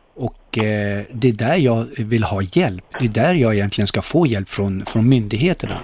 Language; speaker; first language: Swedish; early bilingual, other home language; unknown